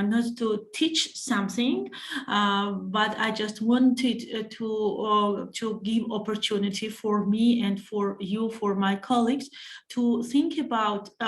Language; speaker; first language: English; non-native, fluent; Georgian